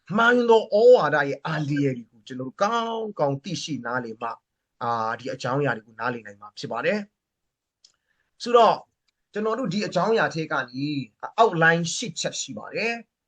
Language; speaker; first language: Burmese; non-native, local second language; Hakha Chin